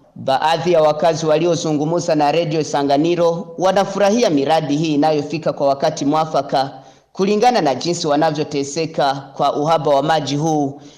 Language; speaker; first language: Swahili; non-native, local second language; Rundi